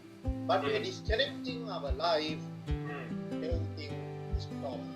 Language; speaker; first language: English; non-native, learner; Sinhala